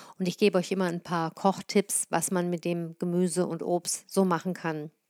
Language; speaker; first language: German; native; German